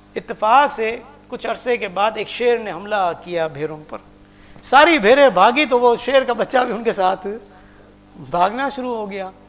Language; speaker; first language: Urdu; non-native, local second language; Punjabi